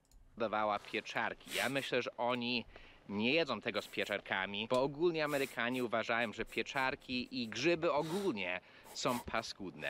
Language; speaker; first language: Polish; non-native, fluent; English